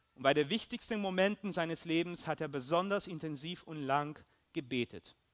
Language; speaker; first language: German; early bilingual, heritage; Spanish